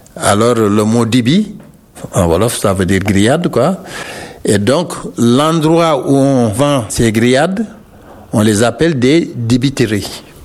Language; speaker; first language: French; non-native, local second language; Wolof